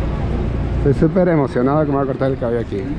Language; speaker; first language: Spanish; native; Spanish